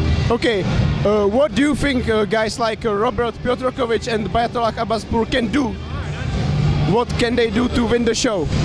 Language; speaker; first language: English; non-native, fluent; Czech